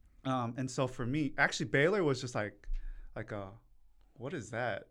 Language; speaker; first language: English; early bilingual, other home language; Korean